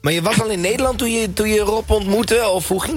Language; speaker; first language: Dutch; native; Dutch